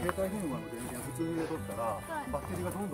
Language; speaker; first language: Japanese; native; Japanese